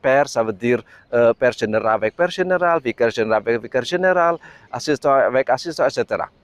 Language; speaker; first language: French; non-native, fluent; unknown